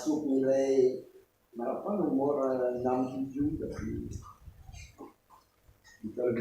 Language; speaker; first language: Indonesian; non-native, learner; French